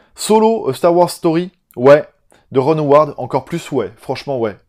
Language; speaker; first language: French; native; French